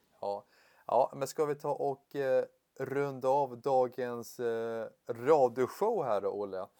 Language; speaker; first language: Swedish; native; Swedish